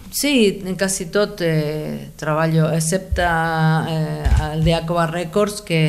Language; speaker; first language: Catalan; non-native, fluent; Spanish